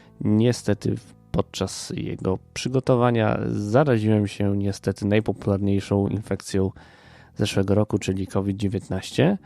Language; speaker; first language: Polish; native; Polish